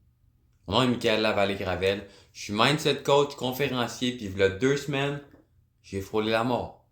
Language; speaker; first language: French; native; French